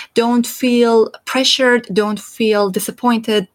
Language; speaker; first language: English; non-native, fluent; Persian